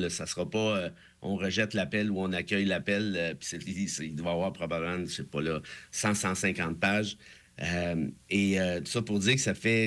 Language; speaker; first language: French; native; French